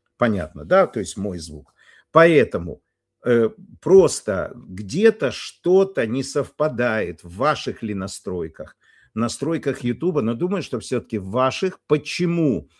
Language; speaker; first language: Russian; non-native, local second language; Polish